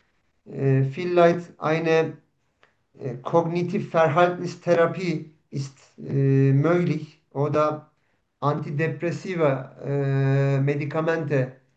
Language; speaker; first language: German; non-native, fluent; Turkish